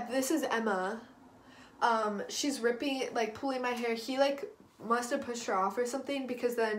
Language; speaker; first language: English; native; English